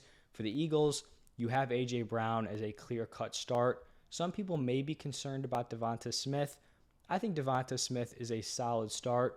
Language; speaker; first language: English; native; English